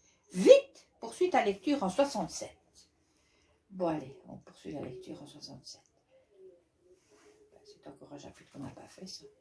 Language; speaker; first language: French; native; French